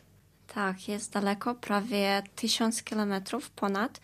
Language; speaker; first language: Polish; non-native, fluent; Russian